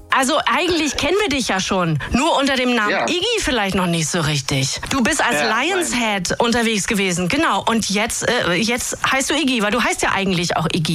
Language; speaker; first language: German; native; German